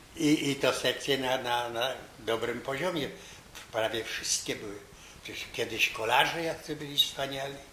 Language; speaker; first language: Polish; native; Polish